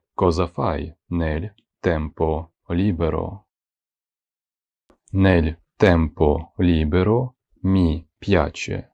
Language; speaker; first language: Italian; non-native, fluent; Ukrainian